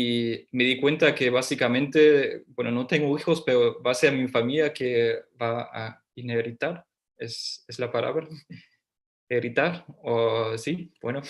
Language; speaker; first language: Spanish; non-native, fluent; German